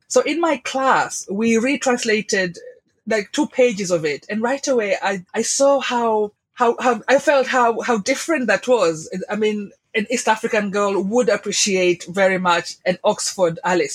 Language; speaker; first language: English; non-native, local second language; Swahili